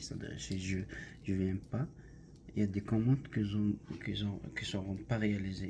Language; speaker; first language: French; non-native, learner; Arabic